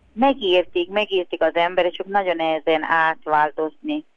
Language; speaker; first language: Hungarian; non-native, fluent; Spanish